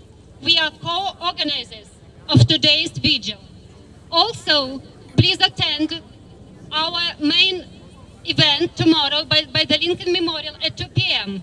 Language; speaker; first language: English; non-native, fluent; Ukrainian